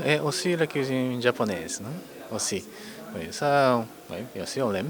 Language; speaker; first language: French; non-native, fluent; Japanese